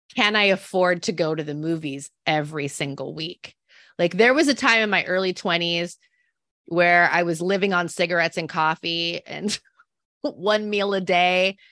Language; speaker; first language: English; native; English